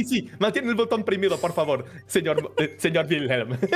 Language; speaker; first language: Spanish; non-native, learner; Portuguese